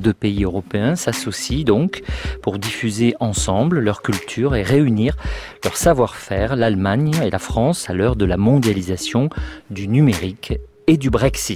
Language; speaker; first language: French; native; French